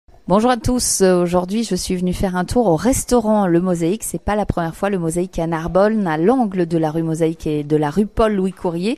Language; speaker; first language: French; native; French